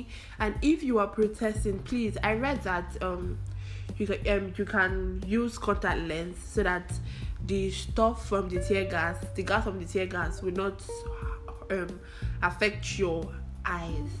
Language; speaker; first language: English; non-native, local second language; Igbo